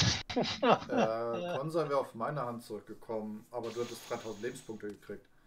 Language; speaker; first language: German; native; German